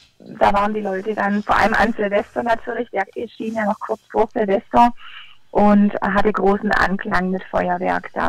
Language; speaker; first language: German; native; German